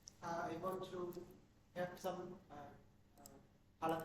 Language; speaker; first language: English; non-native, learner; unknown